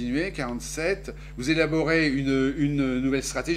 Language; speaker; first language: French; native; French